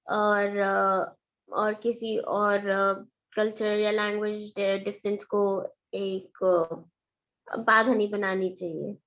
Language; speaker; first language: Hindi; early bilingual, heritage; Hindi